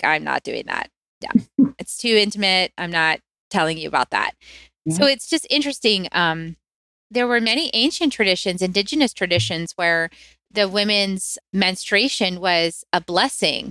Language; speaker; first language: English; native; English